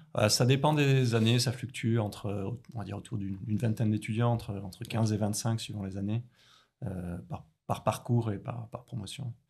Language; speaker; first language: French; native; French